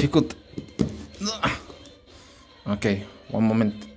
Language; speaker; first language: English; non-native, learner; Spanish